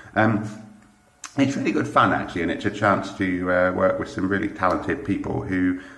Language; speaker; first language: English; native; English